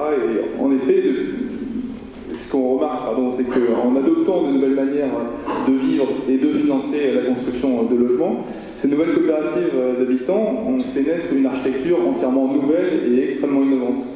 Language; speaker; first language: French; native; French